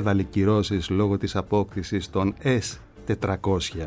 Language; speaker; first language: Greek; native; Greek